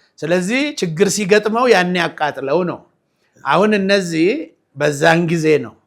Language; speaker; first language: Amharic; non-native, local second language; Oromo